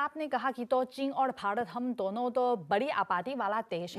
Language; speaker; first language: Hindi; non-native, fluent; Chinese